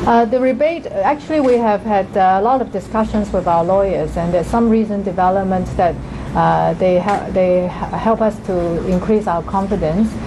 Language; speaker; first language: English; non-native, local second language; Cantonese